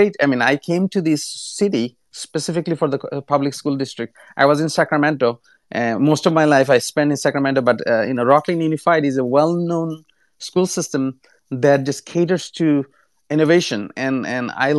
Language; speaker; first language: English; non-native, local second language; Bangla